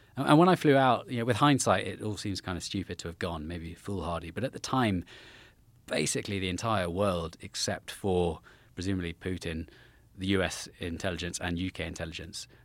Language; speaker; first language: English; native; English